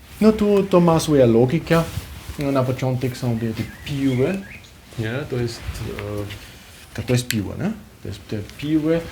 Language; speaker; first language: Polish; non-native, fluent; German